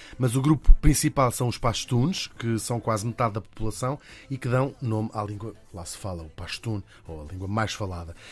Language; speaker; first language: Portuguese; native; Portuguese